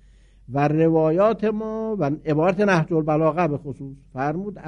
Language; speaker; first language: Persian; native; Persian